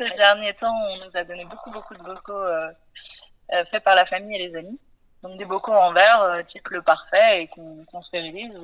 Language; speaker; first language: French; native; French